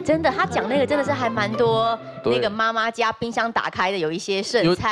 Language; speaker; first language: Chinese; native; Chinese